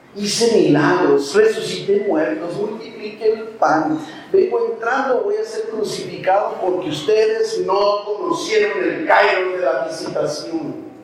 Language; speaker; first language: Spanish; native; Spanish